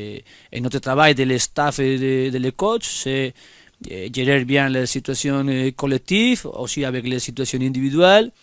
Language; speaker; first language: French; non-native, fluent; Spanish